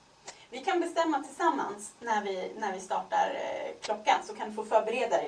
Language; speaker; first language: Swedish; native; Swedish